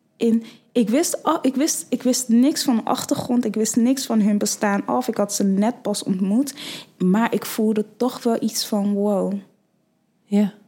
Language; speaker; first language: Dutch; early bilingual, other home language; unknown